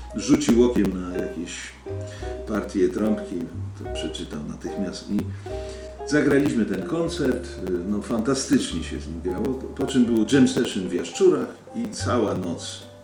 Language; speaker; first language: Polish; native; Polish